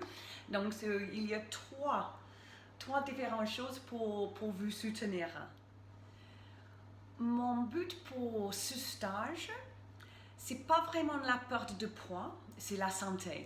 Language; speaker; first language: French; non-native, fluent; English